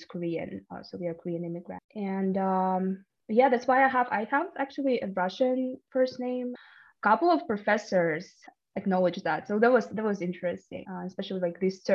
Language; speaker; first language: English; non-native, fluent; Russian